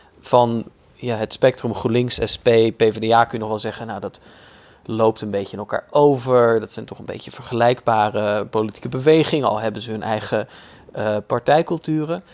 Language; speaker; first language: Dutch; native; Dutch